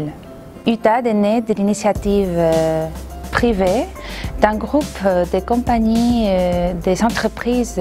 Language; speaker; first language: French; non-native, fluent; Spanish